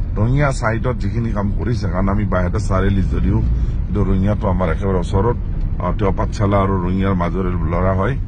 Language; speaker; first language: Assamese; native; Assamese